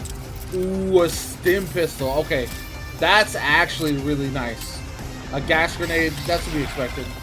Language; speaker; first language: English; native; English